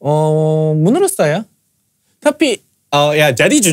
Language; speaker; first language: Indonesian; non-native, fluent; Korean